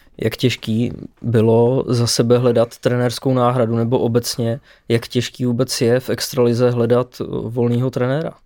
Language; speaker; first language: Czech; native; Czech